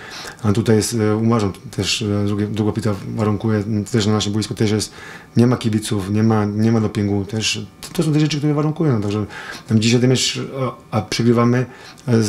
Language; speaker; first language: Polish; non-native, fluent; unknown